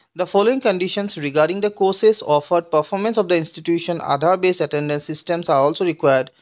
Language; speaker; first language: English; non-native, local second language; Assamese